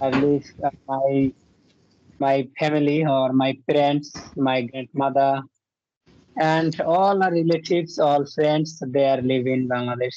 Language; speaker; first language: English; non-native, learner; Bangla